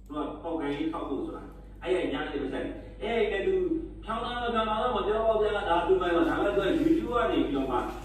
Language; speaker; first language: Burmese; native; Burmese